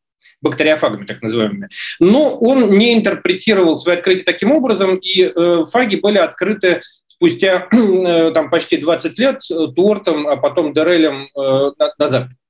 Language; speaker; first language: Russian; native; Russian